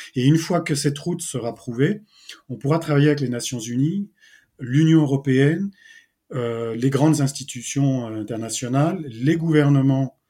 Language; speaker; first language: French; native; French